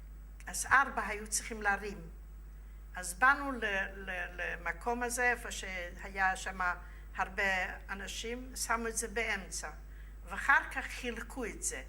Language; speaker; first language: Hebrew; non-native, fluent; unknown